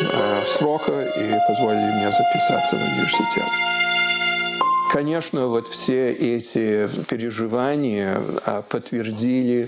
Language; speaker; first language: Russian; early bilingual, heritage; Russian